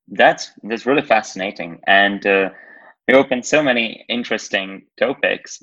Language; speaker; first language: English; non-native, fluent; Slovak